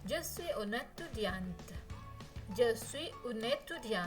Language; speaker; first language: French; non-native, fluent; Indonesian